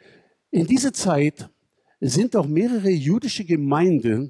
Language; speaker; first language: German; non-native, fluent; Hebrew